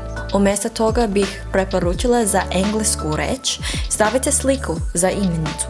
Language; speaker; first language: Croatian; non-native, fluent; English